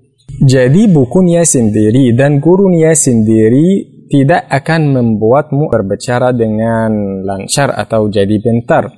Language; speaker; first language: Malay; non-native, fluent; Arabic